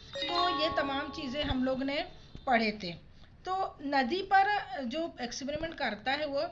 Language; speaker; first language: Hindi; non-native, local second language; Marathi